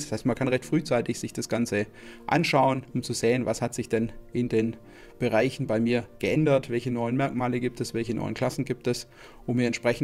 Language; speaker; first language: German; native; German